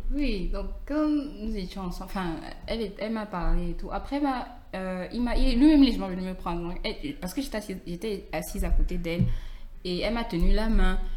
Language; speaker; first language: French; native; French